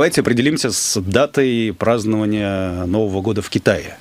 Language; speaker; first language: Russian; native; Russian